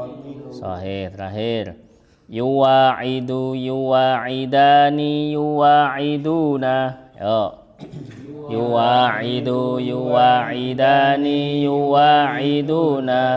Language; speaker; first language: Arabic; non-native, fluent; Indonesian